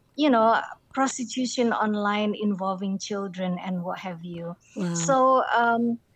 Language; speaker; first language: English; non-native, fluent; Indonesian